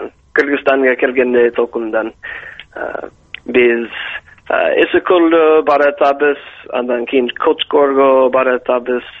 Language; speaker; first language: Kyrgyz; non-native, learner; English